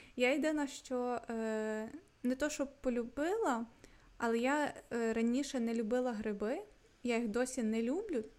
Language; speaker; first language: Ukrainian; non-native, local second language; Russian